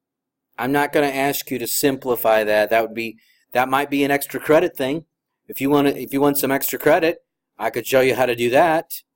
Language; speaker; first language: English; native; English